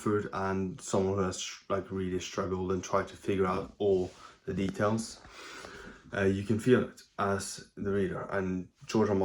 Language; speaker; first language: English; non-native, fluent; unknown